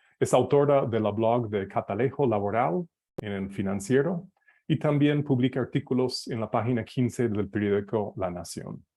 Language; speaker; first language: Spanish; non-native, fluent; English